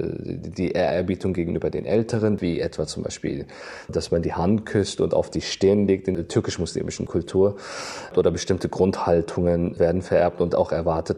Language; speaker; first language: German; native; German